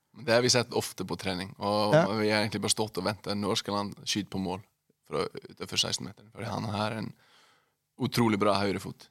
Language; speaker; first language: Norwegian; non-native, fluent; Icelandic